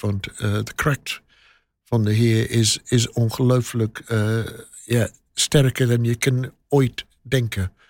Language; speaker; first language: Dutch; non-native, learner; English